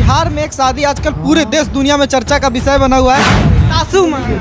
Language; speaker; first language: Hindi; native; Hindi